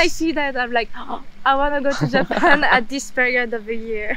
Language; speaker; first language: English; non-native, fluent; French